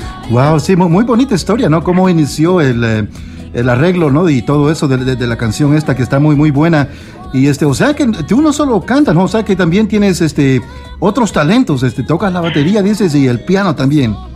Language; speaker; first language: Spanish; native; Spanish